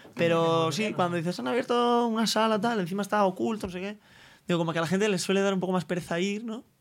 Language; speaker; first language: Spanish; native; Spanish